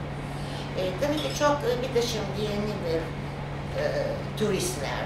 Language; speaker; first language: Turkish; non-native, fluent; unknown